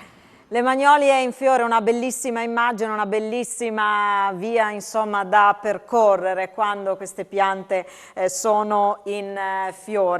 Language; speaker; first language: Italian; native; Italian